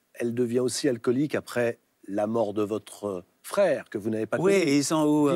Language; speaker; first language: French; native; French